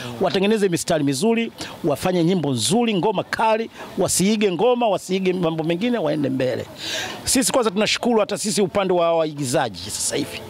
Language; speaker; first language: Swahili; native; Swahili